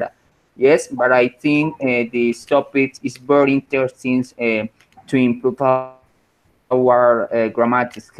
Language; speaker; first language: English; non-native, learner; Spanish